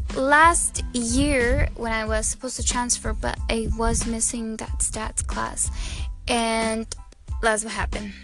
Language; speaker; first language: English; native; English